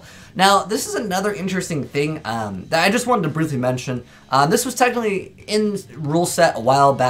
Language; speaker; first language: English; native; English